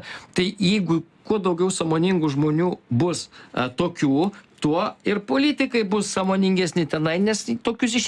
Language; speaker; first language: Lithuanian; native; Lithuanian